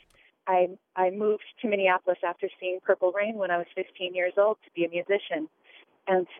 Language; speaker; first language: English; native; English